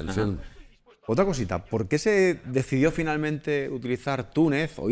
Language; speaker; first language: Spanish; native; Spanish